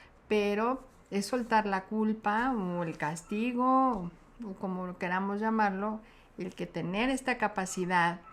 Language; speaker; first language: Spanish; native; Spanish